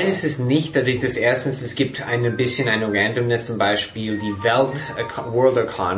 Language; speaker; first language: German; non-native, fluent; English